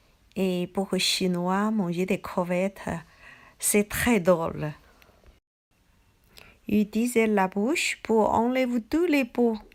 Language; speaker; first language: French; non-native, learner; Chinese